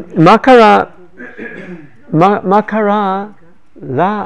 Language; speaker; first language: Hebrew; non-native, fluent; English